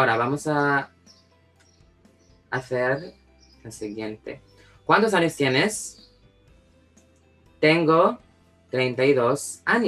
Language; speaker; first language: Spanish; non-native, fluent; Filipino